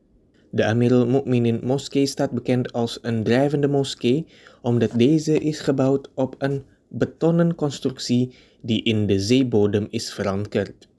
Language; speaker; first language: Dutch; non-native, fluent; Indonesian